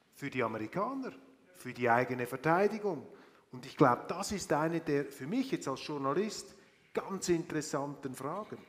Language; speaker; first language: German; native; German